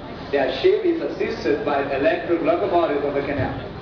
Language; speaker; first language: English; non-native, fluent; Spanish